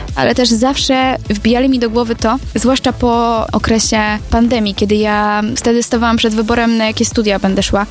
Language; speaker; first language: Polish; native; Polish